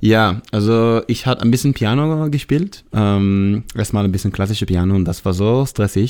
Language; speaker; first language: German; non-native, learner; Hebrew